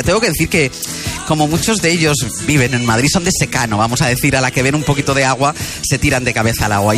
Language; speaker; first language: Spanish; native; Spanish